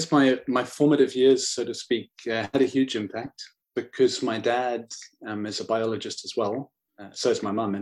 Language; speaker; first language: English; native; English